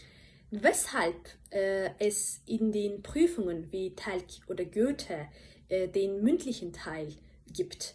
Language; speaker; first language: German; non-native, fluent; Turkish